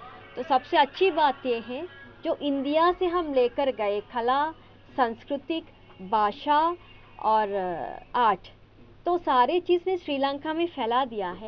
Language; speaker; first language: Hindi; non-native, fluent; Sinhala